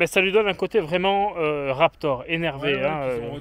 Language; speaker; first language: French; native; French